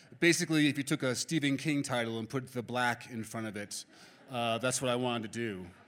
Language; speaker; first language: English; native; English